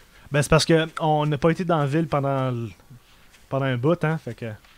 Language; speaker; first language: French; early bilingual, heritage; French